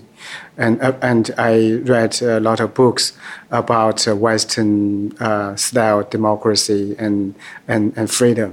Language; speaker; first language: English; non-native, fluent; Chinese